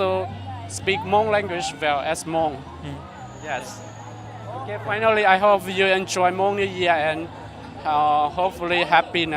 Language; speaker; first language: English; non-native, learner; Hmong